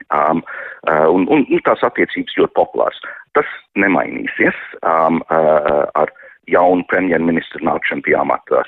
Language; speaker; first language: Latvian; early bilingual, heritage; Latvian